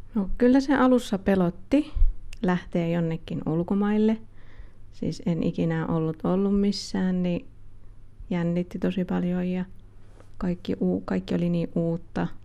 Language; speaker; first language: Finnish; native; Finnish